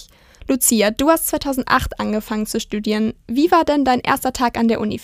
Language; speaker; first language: German; native; German